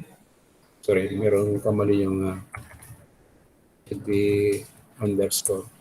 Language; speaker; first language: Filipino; native; Filipino